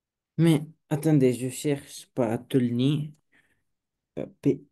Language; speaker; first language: French; non-native, learner; Romanian